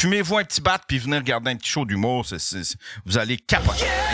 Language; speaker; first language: French; native; French